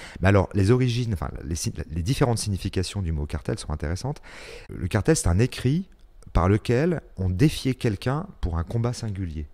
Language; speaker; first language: French; native; French